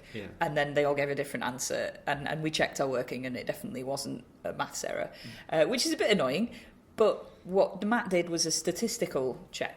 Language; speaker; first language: English; native; English